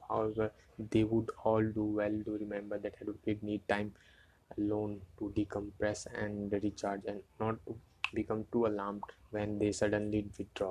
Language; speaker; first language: English; non-native, local second language; Hindi